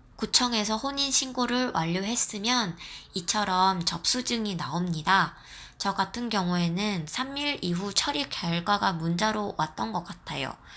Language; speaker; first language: Korean; non-native, fluent; Vietnamese